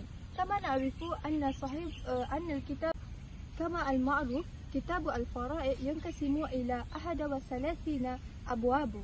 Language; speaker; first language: Arabic; non-native, learner; Malay